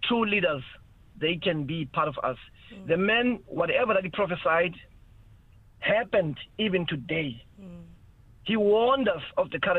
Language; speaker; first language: English; non-native, local second language; Xhosa